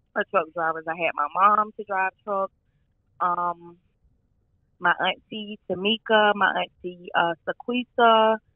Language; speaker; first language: English; native; English